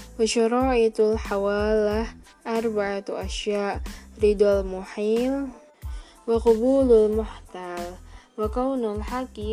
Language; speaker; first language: Arabic; non-native, fluent; Indonesian